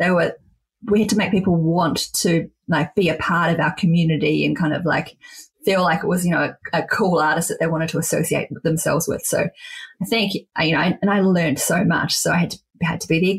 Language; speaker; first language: English; native; English